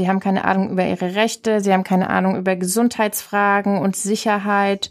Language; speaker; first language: German; native; German